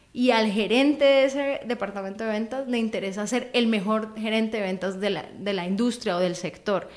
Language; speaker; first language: Spanish; native; Spanish